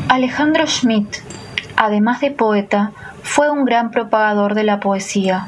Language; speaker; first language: Spanish; native; Spanish